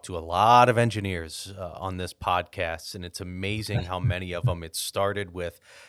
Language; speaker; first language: English; native; English